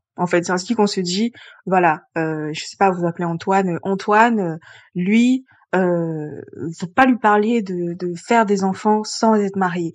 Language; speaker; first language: French; early bilingual, other home language; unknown